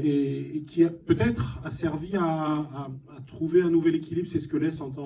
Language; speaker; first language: French; native; French